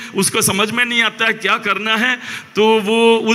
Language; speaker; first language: Hindi; non-native, local second language; Malayalam